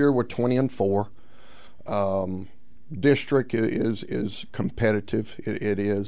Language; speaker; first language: English; native; English